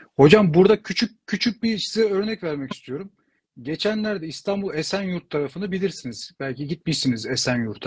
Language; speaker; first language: Turkish; native; Turkish